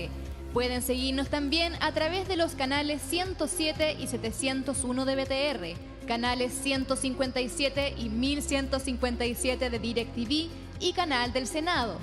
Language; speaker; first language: Spanish; native; Spanish